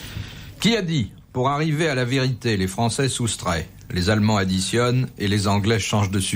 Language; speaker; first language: French; native; French